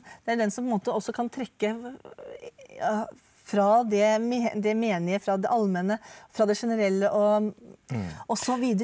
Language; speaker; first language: Norwegian; native; Norwegian